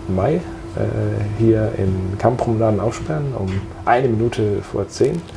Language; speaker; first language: German; non-native, fluent; Danish